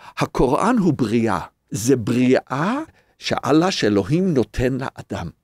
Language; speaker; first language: Hebrew; non-native, fluent; English